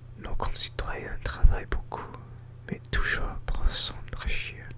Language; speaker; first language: French; non-native, learner; English